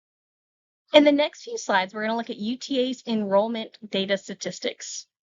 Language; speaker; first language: English; native; English